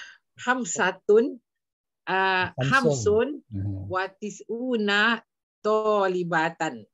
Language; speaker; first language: Arabic; non-native, learner; Malay